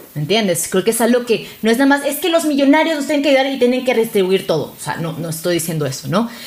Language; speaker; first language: Spanish; native; Spanish